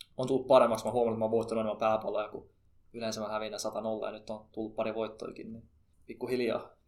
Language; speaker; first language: Finnish; non-native, local second language; Swedish